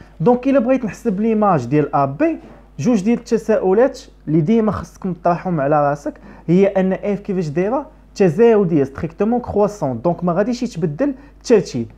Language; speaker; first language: Arabic; native; Arabic